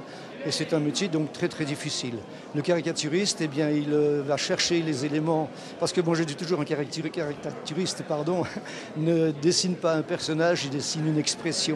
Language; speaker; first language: French; native; French